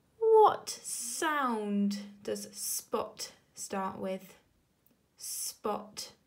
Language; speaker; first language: English; native; English